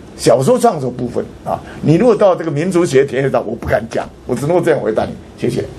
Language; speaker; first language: Chinese; non-native, local second language; Hakka Chinese